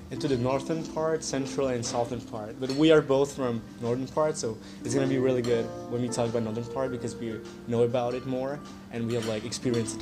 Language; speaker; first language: English; non-native, fluent; Vietnamese